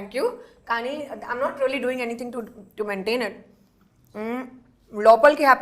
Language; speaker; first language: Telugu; non-native, learner; Hindi